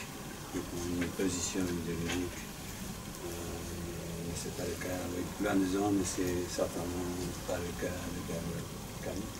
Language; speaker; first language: French; non-native, fluent; English